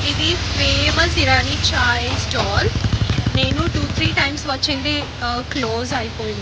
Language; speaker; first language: Telugu; non-native, local second language; Kannada